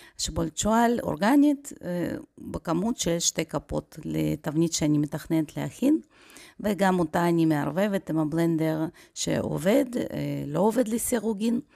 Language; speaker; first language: Hebrew; non-native, fluent; Russian